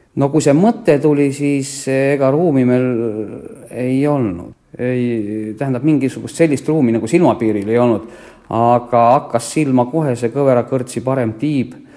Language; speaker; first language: Estonian; native; Estonian